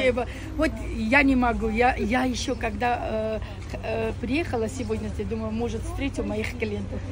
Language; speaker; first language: Russian; non-native, local second language; Armenian